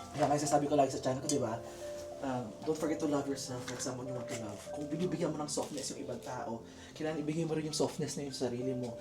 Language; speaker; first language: Filipino; native; Filipino